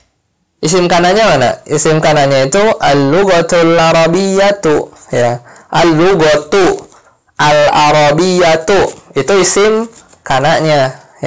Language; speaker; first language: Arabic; non-native, fluent; Indonesian